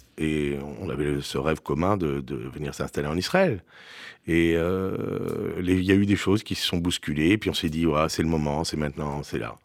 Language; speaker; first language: French; native; French